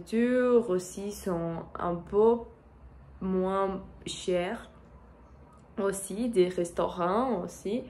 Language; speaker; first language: French; non-native, learner; Portuguese